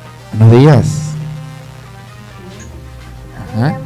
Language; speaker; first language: Spanish; native; Spanish